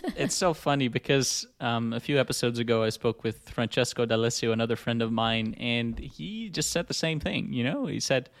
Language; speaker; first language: English; non-native, fluent; Dutch